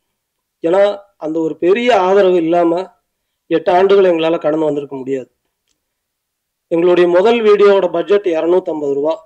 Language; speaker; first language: Tamil; native; Tamil